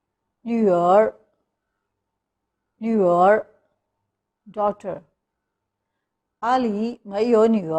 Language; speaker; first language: Chinese; non-native, fluent; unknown